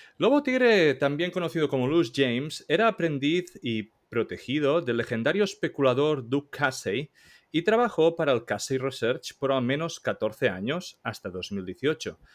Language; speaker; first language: Spanish; native; Spanish